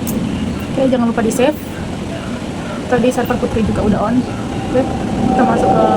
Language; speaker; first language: Indonesian; native; Indonesian